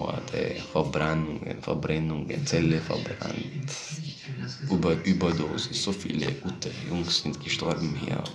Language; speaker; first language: German; non-native, fluent; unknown